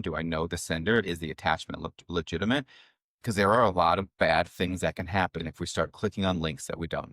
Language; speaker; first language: English; native; English